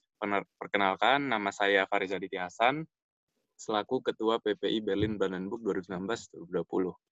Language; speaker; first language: Indonesian; native; Indonesian